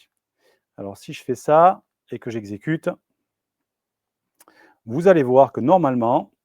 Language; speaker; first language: French; native; French